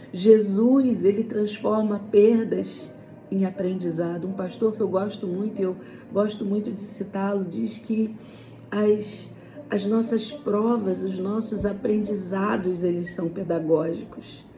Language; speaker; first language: Portuguese; native; Portuguese